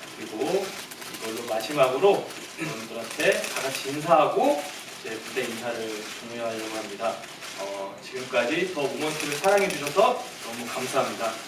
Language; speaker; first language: Korean; native; Korean